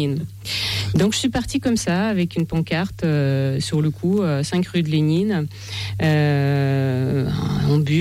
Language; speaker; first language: French; non-native, fluent; Russian